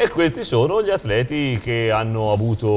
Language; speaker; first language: Italian; native; Italian